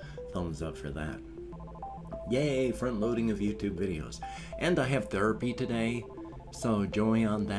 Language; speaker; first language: English; native; English